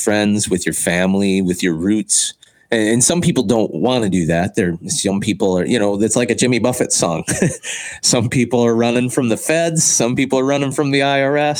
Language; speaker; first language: English; native; English